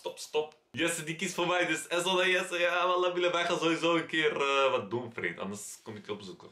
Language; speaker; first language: Dutch; early bilingual, other home language; Turkish